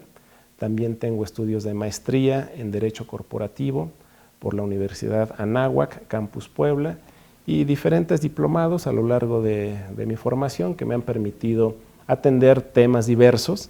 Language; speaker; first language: Spanish; native; Spanish